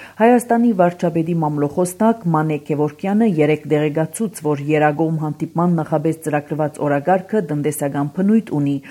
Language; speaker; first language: Armenian; early bilingual, heritage; Armenian